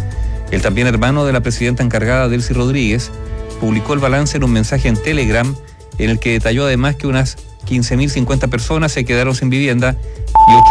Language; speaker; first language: Spanish; native; Spanish